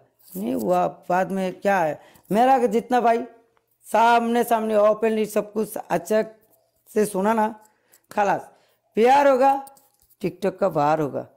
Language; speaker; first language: Hindi; non-native, learner; Bangla